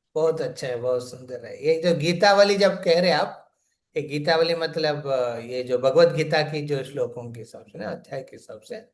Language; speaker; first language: Hindi; non-native, local second language; Telugu